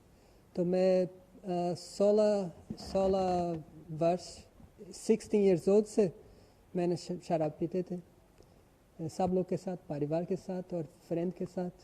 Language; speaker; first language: Hindi; non-native, learner; Portuguese